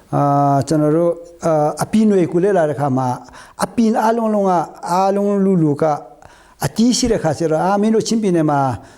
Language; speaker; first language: Burmese; non-native, local second language; Hakha Chin